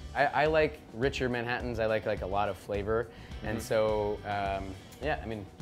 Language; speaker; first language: English; native; English